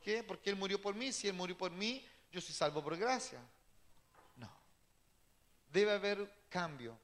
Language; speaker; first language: Spanish; native; Spanish